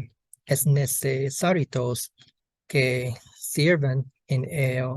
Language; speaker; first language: Spanish; non-native, learner; Chinese